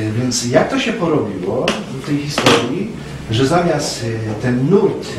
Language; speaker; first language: Polish; native; Polish